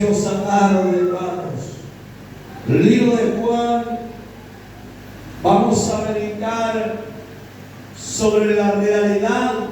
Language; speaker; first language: Spanish; native; Spanish